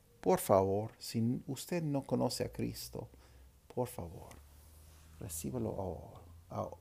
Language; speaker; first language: Spanish; non-native, fluent; English